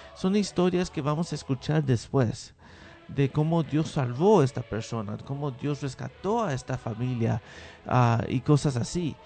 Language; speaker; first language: Spanish; early bilingual, heritage; Spanish